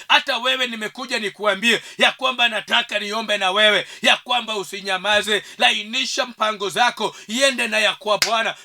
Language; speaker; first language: Swahili; non-native, local second language; Luo (Kenya and Tanzania)